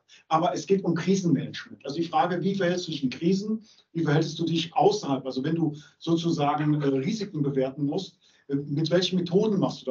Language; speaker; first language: German; native; German